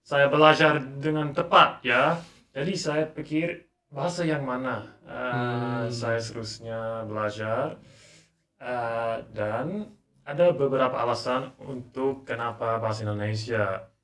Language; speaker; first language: Indonesian; non-native, learner; English